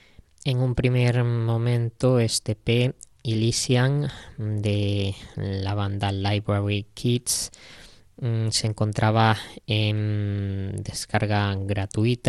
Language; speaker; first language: Spanish; native; Spanish